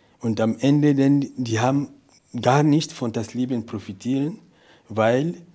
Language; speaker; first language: German; non-native, fluent; Portuguese